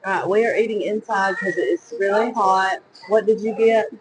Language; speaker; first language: English; native; English